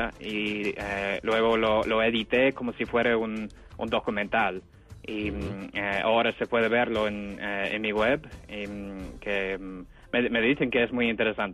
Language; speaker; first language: Spanish; non-native, fluent; English